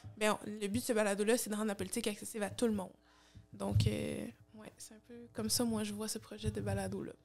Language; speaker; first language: French; native; French